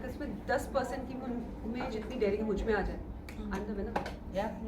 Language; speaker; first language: Hindi; native; Hindi